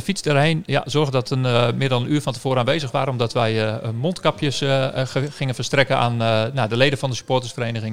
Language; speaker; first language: Dutch; native; Dutch